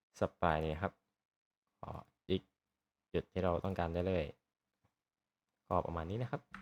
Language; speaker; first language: Thai; native; Thai